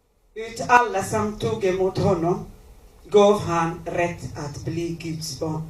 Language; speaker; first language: Swedish; non-native, learner; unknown